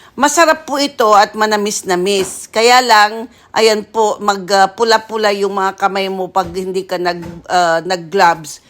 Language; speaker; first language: Filipino; non-native, local second language; Iloko